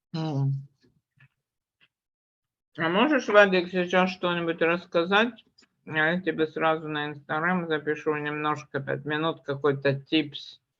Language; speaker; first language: Russian; native; Russian